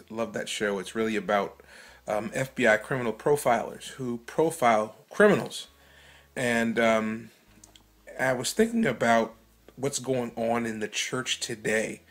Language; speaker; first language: English; native; English